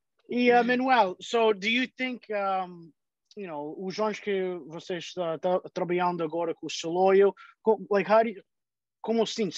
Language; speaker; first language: Portuguese; early bilingual, heritage; Portuguese